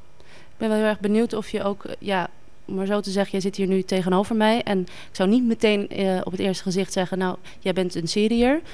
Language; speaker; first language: Dutch; native; Dutch